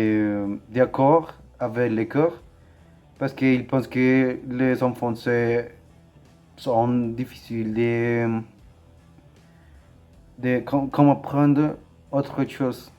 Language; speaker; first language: French; non-native, learner; Spanish